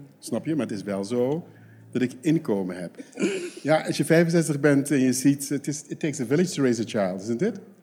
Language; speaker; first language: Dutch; non-native, local second language; Papiamento